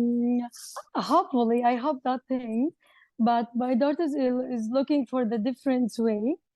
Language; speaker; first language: English; non-native, learner; Arabic